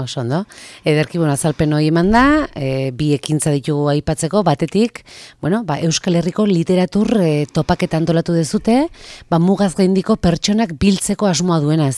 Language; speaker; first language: Basque; native; Basque